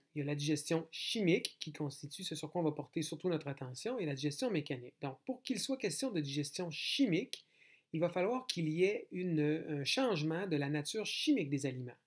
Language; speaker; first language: French; native; French